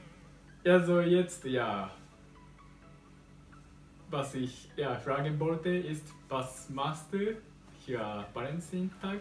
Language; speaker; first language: German; non-native, learner; Japanese